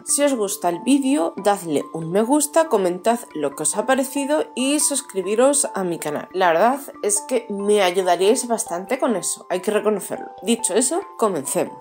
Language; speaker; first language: Spanish; native; Spanish